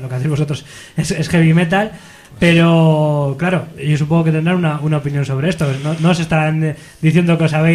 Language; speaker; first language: Spanish; native; Spanish